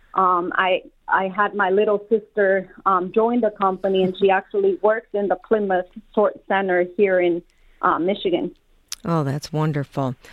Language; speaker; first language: English; non-native, fluent; Spanish